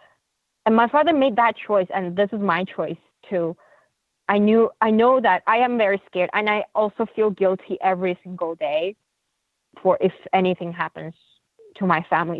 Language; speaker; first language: English; non-native, fluent; Uyghur